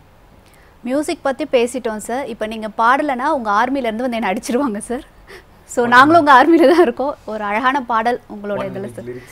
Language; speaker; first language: Tamil; native; Tamil